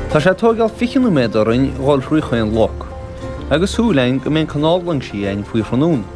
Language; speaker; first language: Irish; native; Irish